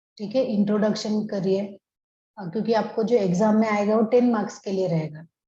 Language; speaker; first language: Hindi; non-native, local second language; Marathi